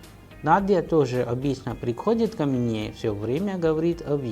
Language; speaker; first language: Russian; non-native, fluent; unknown